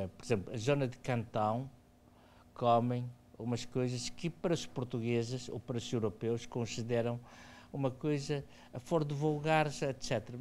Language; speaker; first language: Portuguese; non-native, fluent; Chinese